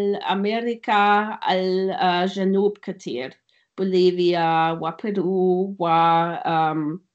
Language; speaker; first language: Arabic; non-native, learner; German